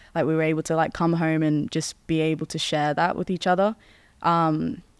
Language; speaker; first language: English; native; English